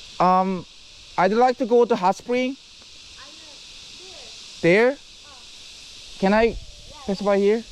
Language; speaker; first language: English; non-native, learner; Korean